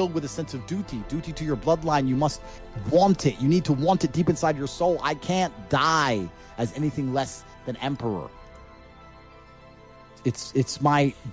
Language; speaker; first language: English; native; English